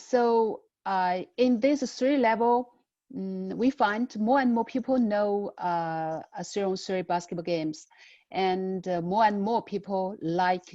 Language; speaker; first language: English; non-native, learner; Chinese